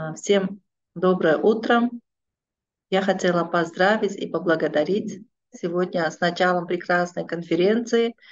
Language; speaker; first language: Russian; non-native, local second language; Uzbek